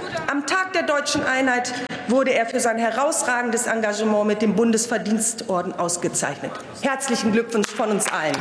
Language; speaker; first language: German; native; German